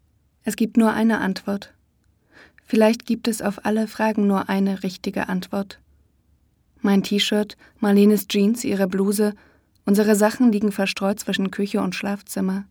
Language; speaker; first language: German; native; German